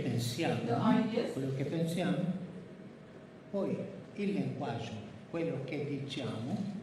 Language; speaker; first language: Italian; non-native, fluent; Spanish